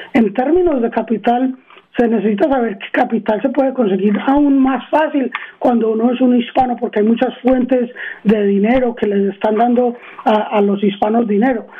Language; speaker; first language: Spanish; early bilingual, heritage; Spanish